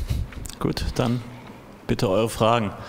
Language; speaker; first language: German; native; German